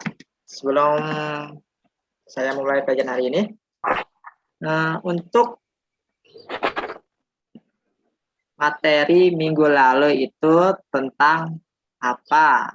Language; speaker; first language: Indonesian; native; Indonesian